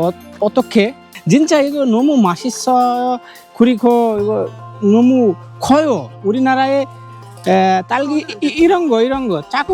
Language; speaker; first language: Korean; non-native, learner; Bangla